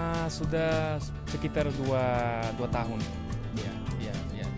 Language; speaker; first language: Indonesian; non-native, fluent; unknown